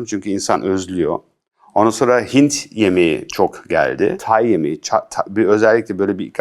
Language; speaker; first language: Turkish; early bilingual, heritage; Turkish